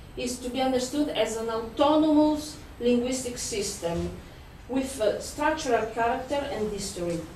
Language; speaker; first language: English; non-native, fluent; Italian